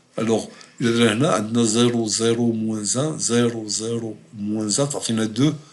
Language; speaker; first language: French; non-native, local second language; Arabic